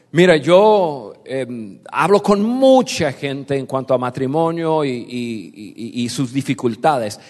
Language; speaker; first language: Spanish; non-native, fluent; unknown